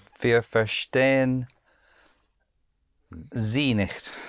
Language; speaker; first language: German; non-native, learner; English